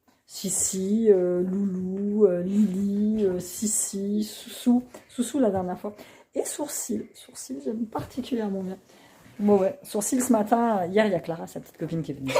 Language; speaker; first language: French; native; French